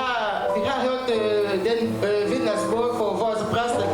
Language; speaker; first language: Danish; non-native, learner; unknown